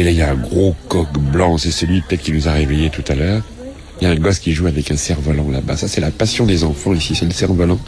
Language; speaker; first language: French; native; French